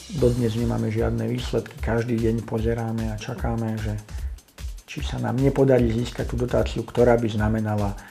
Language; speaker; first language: Slovak; native; Slovak